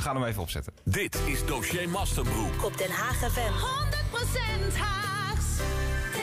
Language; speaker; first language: Dutch; native; Dutch